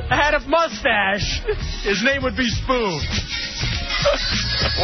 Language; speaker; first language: English; native; English